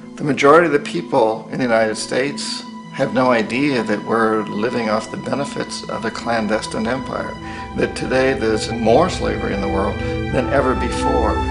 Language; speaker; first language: English; native; English